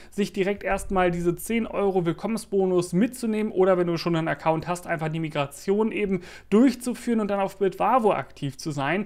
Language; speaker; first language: German; native; German